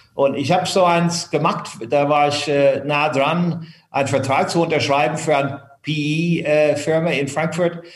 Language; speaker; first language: German; non-native, fluent; English